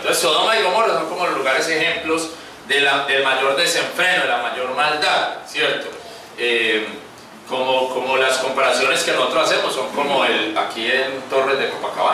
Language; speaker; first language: Spanish; native; Spanish